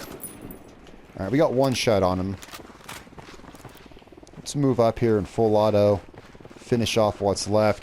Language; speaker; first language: English; native; English